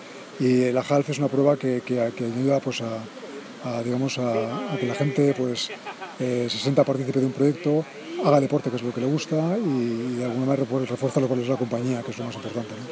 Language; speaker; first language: Spanish; native; Spanish